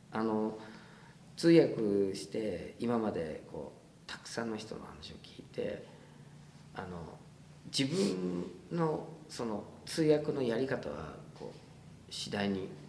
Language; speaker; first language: Japanese; non-native, fluent; English